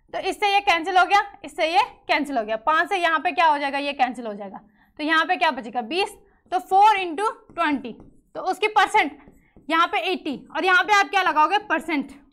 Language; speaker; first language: Hindi; native; Hindi